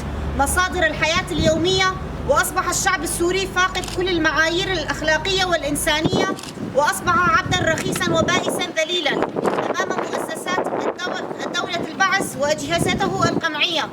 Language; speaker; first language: Arabic; non-native, local second language; Kurdish